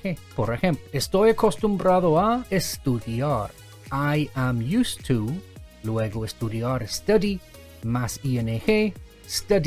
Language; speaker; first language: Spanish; non-native, fluent; English